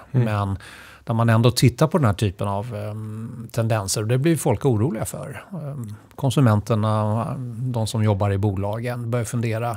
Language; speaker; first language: Swedish; native; Swedish